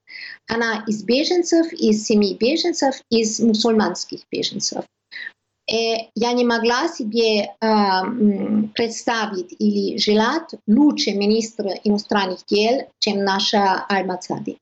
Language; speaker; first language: Russian; non-native, learner; German